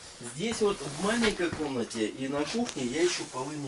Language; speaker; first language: Russian; native; Russian